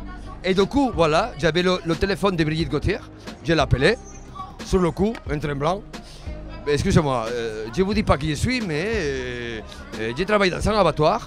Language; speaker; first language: French; non-native, fluent; Spanish